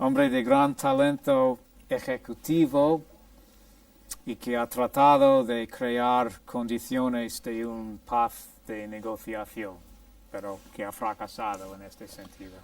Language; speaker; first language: Spanish; non-native, fluent; English